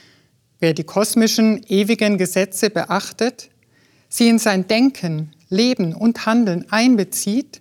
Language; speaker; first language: German; native; German